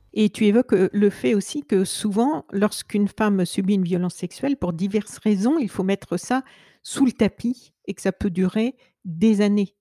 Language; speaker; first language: French; native; French